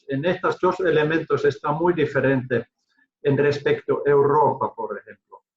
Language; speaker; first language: Spanish; non-native, learner; Finnish